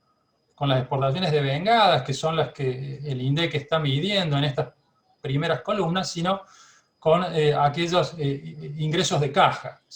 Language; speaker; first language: Spanish; native; Spanish